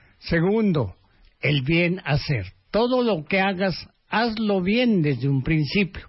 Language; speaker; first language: Spanish; early bilingual, other home language; Japanese